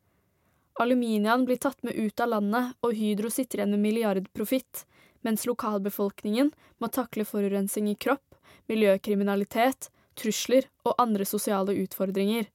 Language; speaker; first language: Norwegian; native; Norwegian